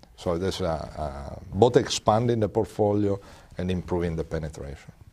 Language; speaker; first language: English; non-native, fluent; Italian